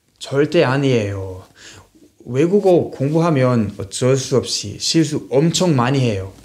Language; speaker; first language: Korean; non-native, fluent; English